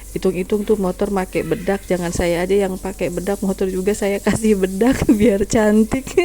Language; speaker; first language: Indonesian; non-native, local second language; Sundanese